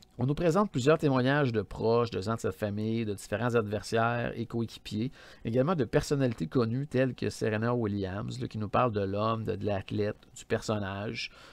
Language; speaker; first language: French; native; French